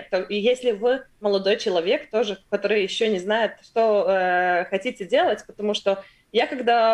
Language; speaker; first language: Russian; non-native, local second language; Latvian